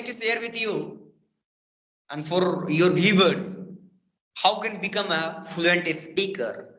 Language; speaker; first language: English; non-native, learner; Bhojpuri